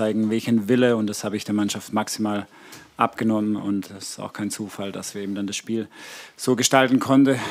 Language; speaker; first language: German; native; German